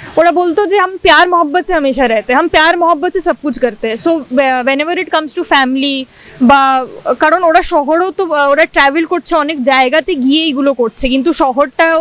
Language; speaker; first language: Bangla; non-native, local second language; Hindi